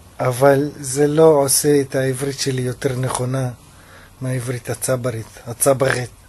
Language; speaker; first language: Hebrew; non-native, fluent; Russian